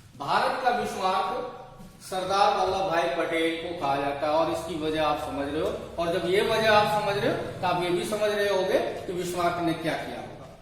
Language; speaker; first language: Hindi; native; Hindi